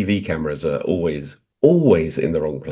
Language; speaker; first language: English; native; English